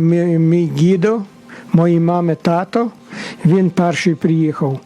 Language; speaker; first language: Ukrainian; early bilingual, heritage; Ukrainian